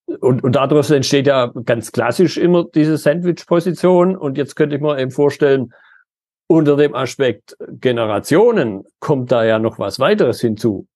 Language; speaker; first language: German; native; German